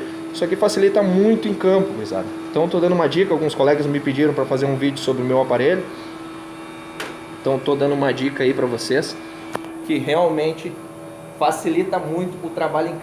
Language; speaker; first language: Portuguese; native; Portuguese